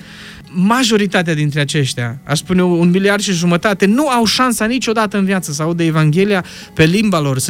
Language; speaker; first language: Romanian; native; Romanian